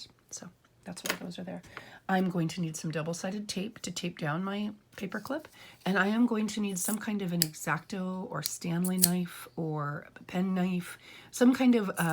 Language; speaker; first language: English; native; English